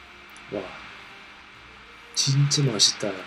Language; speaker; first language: Korean; non-native, learner; English